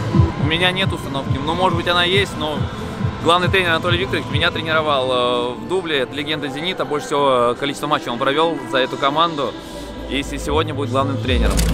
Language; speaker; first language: Russian; native; Russian